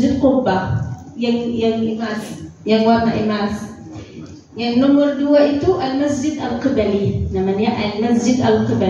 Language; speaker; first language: Indonesian; non-native, fluent; Arabic